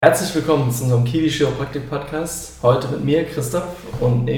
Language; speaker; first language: German; native; German